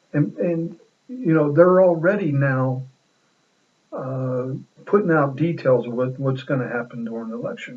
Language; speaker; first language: English; native; English